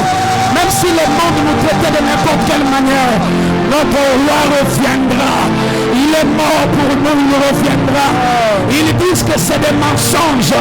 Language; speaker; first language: French; non-native, local second language; Swahili